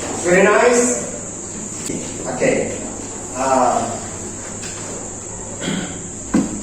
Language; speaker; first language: English; non-native, learner; Indonesian